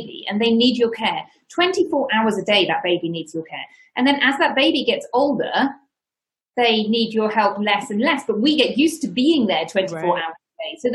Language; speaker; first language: English; native; English